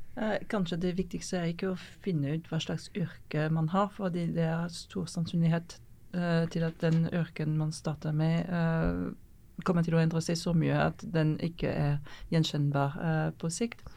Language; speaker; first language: Norwegian; non-native, fluent; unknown